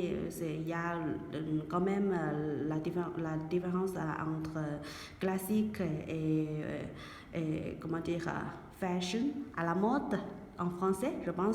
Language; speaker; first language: French; non-native, learner; Chinese